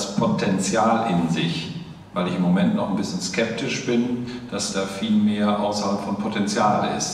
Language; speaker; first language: German; native; German